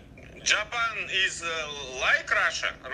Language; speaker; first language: English; non-native, learner; Russian